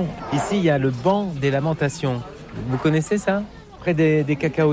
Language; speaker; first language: French; native; French